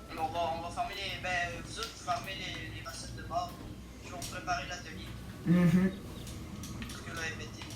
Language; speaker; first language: French; native; French